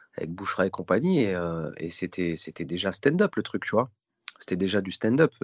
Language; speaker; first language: French; native; French